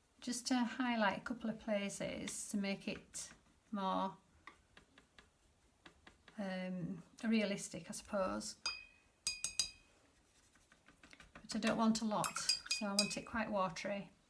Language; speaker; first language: English; native; English